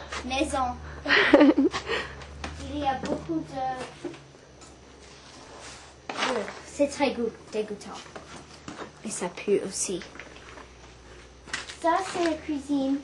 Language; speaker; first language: French; early bilingual, heritage; English